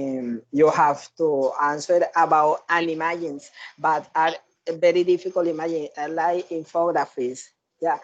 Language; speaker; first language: English; non-native, learner; Spanish